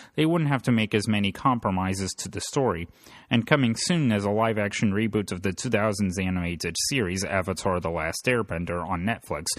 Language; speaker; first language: English; native; English